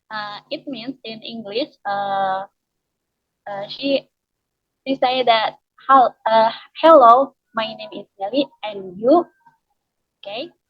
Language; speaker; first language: English; non-native, learner; Indonesian